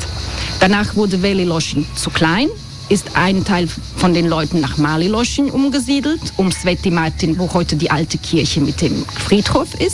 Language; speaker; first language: German; non-native, fluent; Croatian